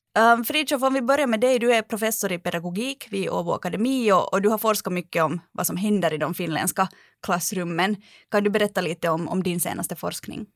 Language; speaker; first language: Swedish; native; Swedish